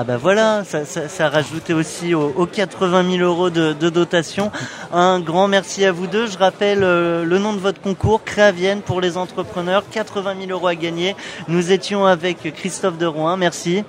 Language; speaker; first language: French; native; French